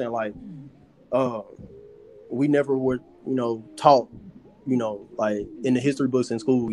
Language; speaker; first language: English; native; English